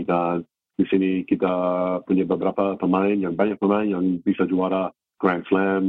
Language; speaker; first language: Indonesian; non-native, fluent; English